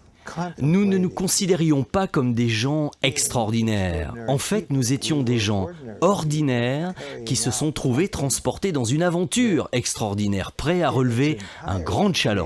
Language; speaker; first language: French; native; French